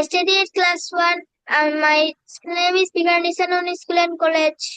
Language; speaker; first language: English; non-native, learner; Bangla